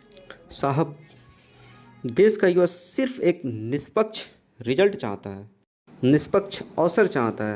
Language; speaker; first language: Hindi; native; Hindi